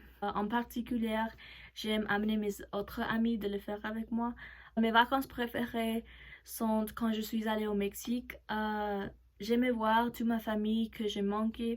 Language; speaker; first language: French; non-native, learner; Spanish